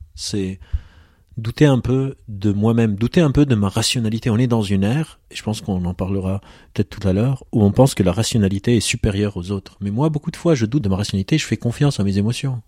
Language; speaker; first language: French; non-native, local second language; Arabic